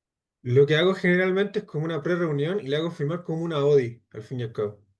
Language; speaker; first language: Spanish; native; Spanish